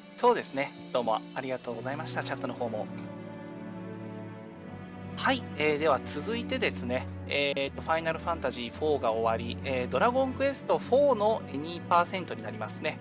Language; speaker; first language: Japanese; native; Japanese